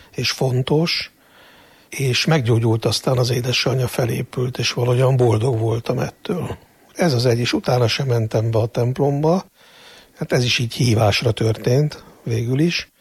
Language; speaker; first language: Hungarian; native; Hungarian